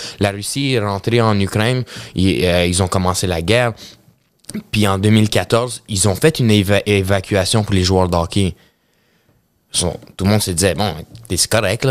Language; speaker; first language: French; early bilingual, other home language; Russian